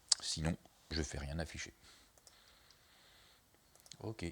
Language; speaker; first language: French; native; French